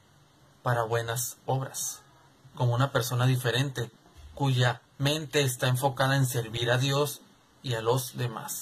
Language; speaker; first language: Spanish; native; Spanish